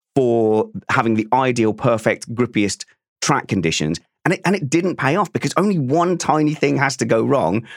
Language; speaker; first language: English; native; English